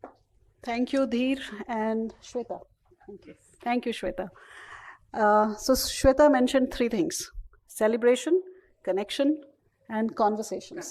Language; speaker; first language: English; non-native, local second language; Hindi